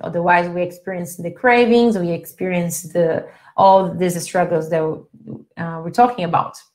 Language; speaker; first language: English; non-native, fluent; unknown